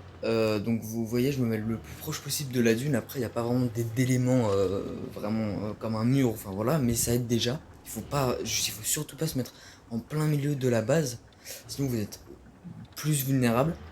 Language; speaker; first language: French; native; French